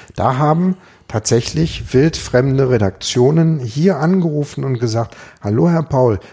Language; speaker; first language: German; native; German